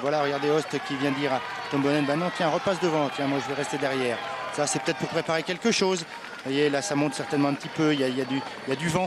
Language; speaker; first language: French; native; French